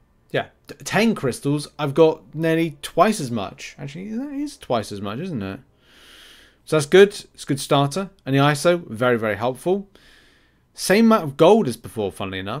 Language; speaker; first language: English; native; English